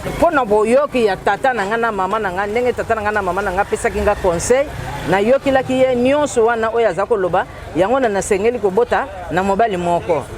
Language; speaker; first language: Lingala; native; Lingala